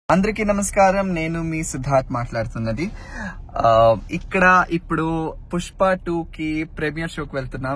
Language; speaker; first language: Telugu; non-native, learner; Kannada